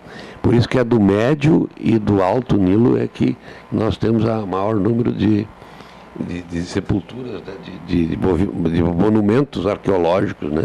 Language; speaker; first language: Portuguese; native; Portuguese